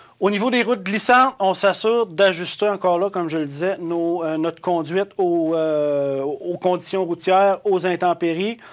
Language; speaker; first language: French; native; French